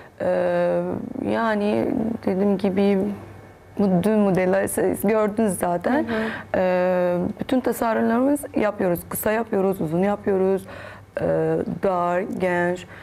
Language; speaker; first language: Turkish; non-native, learner; Arabic